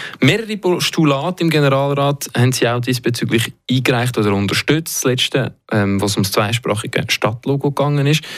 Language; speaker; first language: German; native; German